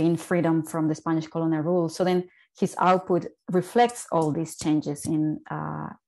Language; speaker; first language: English; non-native, fluent; Spanish